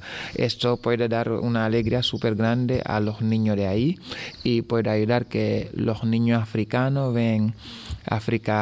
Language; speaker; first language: Spanish; non-native, fluent; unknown